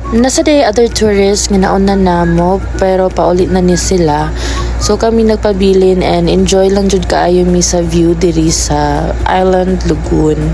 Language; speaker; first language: Filipino; non-native, local second language; Cebuano